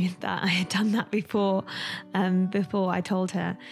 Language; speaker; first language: English; native; English